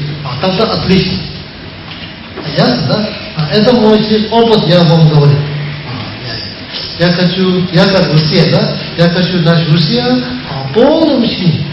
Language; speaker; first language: Russian; non-native, learner; Tibetan